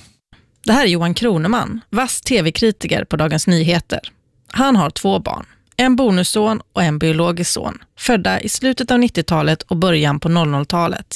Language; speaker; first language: Swedish; native; Swedish